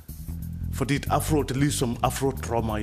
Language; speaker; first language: Danish; non-native, fluent; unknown